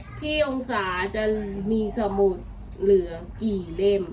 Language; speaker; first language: Thai; native; Thai